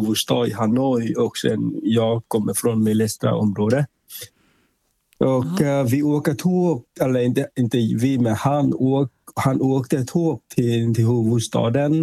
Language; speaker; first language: Swedish; non-native, fluent; Vietnamese